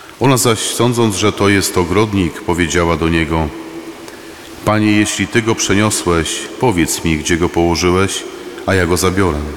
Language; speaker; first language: Polish; native; Polish